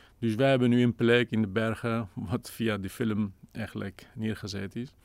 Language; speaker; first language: Dutch; non-native, fluent; Kurdish